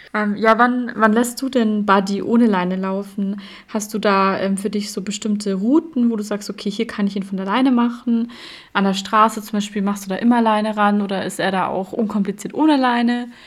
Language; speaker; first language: German; native; German